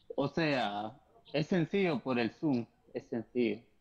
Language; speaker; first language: Spanish; native; Spanish